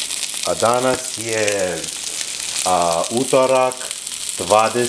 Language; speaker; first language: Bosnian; non-native, learner; English